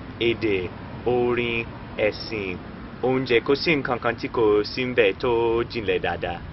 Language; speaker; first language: Yoruba; non-native, fluent; English